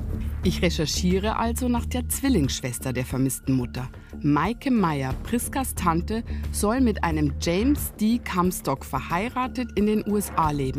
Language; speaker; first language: German; native; German